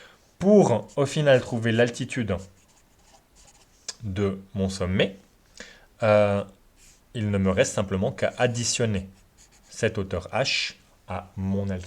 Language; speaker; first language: French; native; French